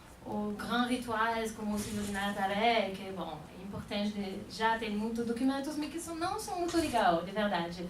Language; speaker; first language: Portuguese; non-native, fluent; French